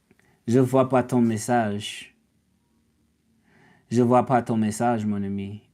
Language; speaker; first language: French; non-native, learner; English